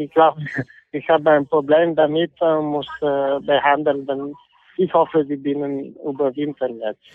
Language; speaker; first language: German; non-native, learner; English